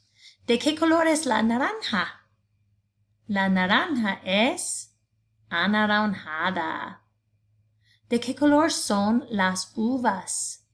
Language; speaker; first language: Spanish; non-native, fluent; English